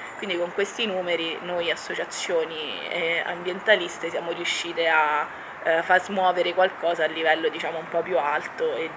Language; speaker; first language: Italian; native; Italian